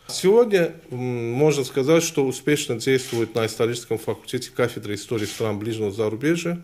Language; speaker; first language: Russian; non-native, local second language; Azerbaijani